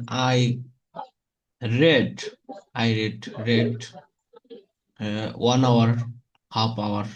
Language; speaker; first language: English; non-native, fluent; Bangla